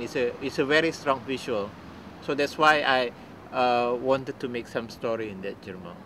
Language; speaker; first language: English; non-native, fluent; Indonesian